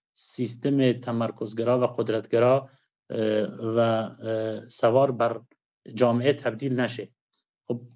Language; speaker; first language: Persian; non-native, local second language; Kurdish